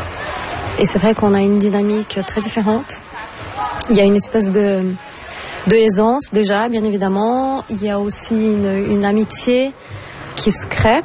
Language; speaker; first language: French; non-native, fluent; Portuguese